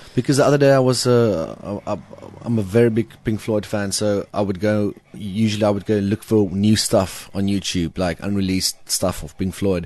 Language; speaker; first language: English; non-native, local second language; Afrikaans